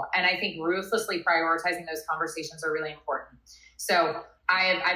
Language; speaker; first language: English; native; English